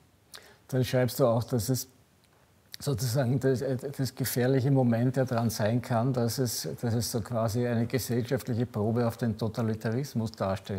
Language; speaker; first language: German; native; German